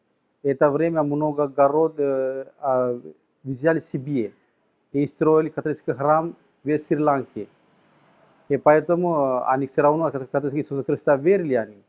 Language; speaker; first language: Russian; non-native, learner; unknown